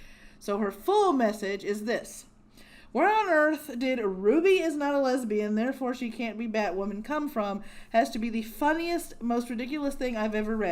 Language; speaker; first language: English; native; English